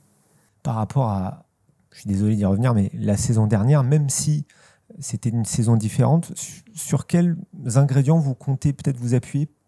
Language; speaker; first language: French; native; French